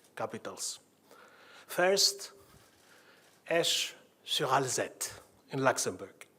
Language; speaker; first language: English; non-native, fluent; Greek